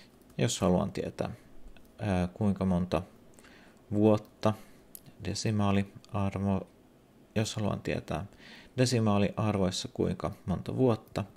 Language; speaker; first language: Finnish; non-native, local second language; Swedish